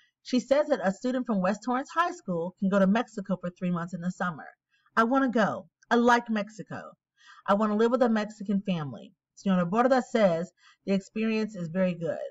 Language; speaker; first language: English; native; English